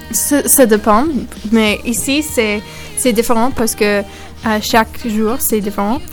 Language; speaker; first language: French; non-native, learner; English